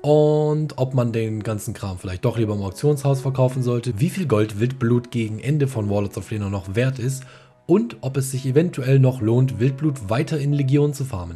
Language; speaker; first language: German; native; German